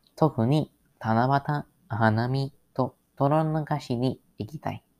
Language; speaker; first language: Japanese; non-native, learner; English